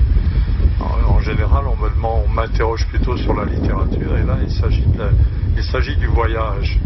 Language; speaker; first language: French; native; French